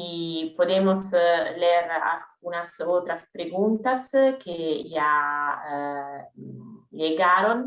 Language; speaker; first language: Spanish; non-native, fluent; Italian